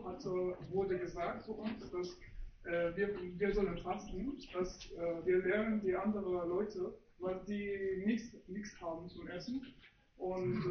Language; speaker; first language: German; non-native, learner; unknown